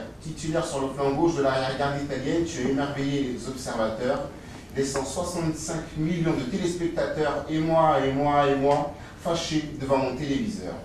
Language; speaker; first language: French; native; French